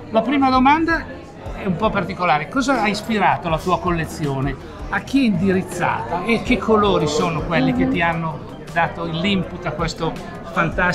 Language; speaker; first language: Italian; native; Italian